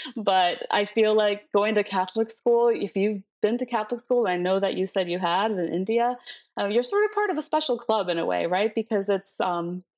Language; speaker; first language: English; early bilingual, other home language; Spanish